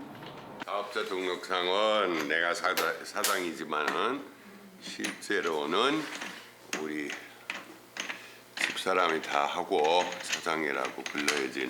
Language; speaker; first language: Korean; non-native, fluent; German